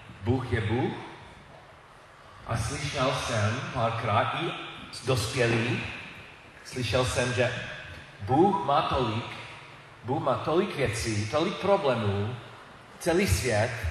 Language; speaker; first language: Czech; non-native, learner; English